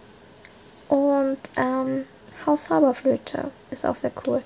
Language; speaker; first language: German; early bilingual, other home language; Vietnamese